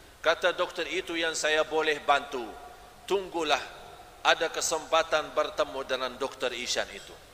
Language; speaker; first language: Malay; non-native, fluent; Arabic